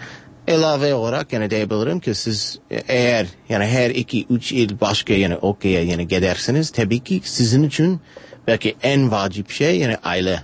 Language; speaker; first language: Turkish; non-native, learner; English